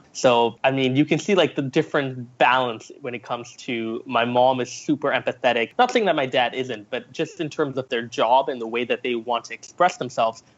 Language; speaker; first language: English; early bilingual, other home language; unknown